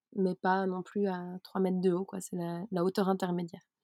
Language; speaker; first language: French; native; French